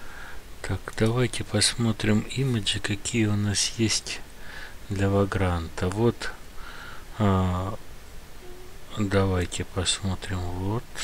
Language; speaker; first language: Russian; native; Russian